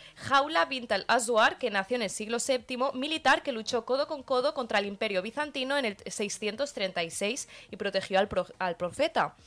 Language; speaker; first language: Spanish; early bilingual, other home language; Arabic